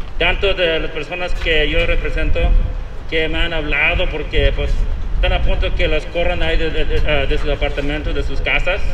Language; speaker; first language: Spanish; early bilingual, heritage; Spanish